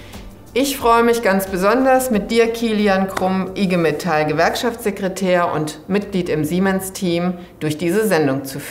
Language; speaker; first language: German; native; German